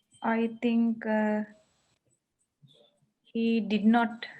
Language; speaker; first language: English; non-native, learner; Sinhala